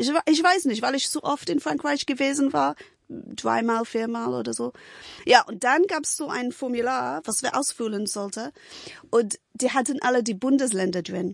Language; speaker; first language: German; non-native, fluent; English